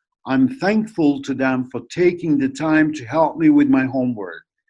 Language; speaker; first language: English; non-native, fluent; Turkish